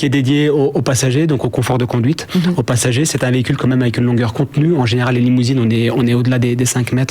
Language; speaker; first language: French; native; French